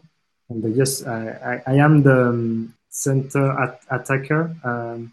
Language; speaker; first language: English; non-native, fluent; French